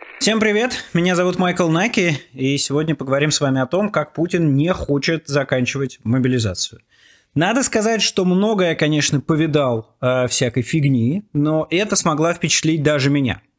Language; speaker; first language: Russian; native; Russian